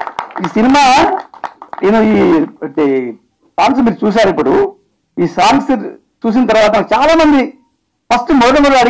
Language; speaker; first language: Telugu; native; Telugu